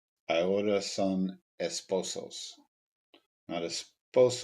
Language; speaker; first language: Spanish; non-native, learner; English